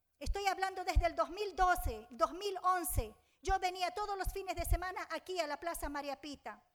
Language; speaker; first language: Spanish; non-native, fluent; Arabic